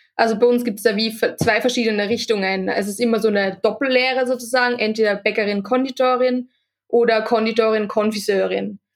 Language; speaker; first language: German; native; German